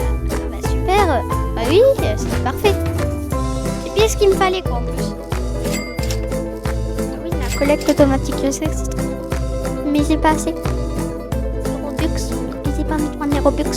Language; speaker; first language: French; native; French